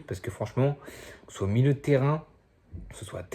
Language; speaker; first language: French; native; French